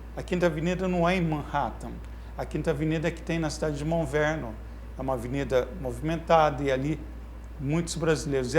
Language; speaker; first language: Portuguese; native; Portuguese